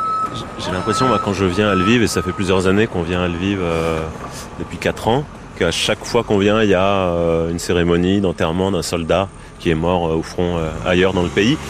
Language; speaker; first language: French; native; French